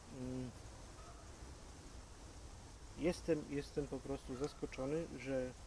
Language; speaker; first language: Polish; native; Polish